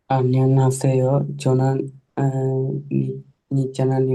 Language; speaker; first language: Korean; non-native, learner; Sinhala